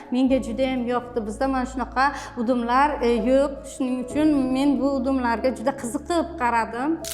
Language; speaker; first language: Uzbek; native; Uzbek